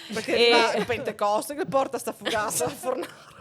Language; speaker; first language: Italian; native; Italian